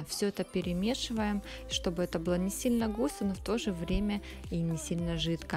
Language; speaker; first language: Russian; native; Russian